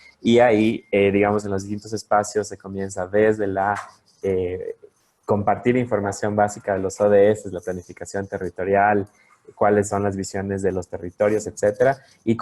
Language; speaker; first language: Spanish; native; Spanish